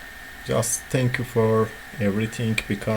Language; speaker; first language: English; non-native, learner; Turkish